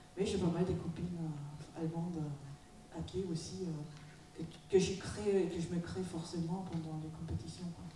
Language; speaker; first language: French; non-native, fluent; German